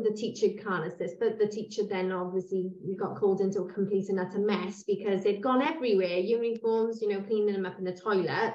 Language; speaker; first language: English; native; English